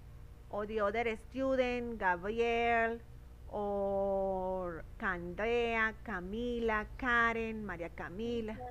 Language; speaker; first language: English; non-native, learner; Spanish